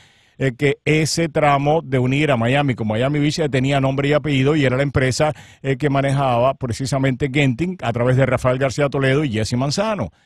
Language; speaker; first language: Spanish; native; Spanish